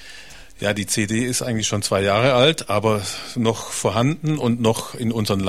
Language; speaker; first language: German; native; German